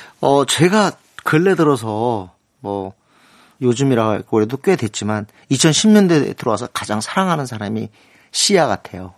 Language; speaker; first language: Korean; native; Korean